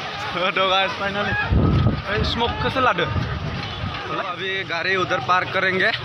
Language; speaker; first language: Hindi; non-native, local second language; Assamese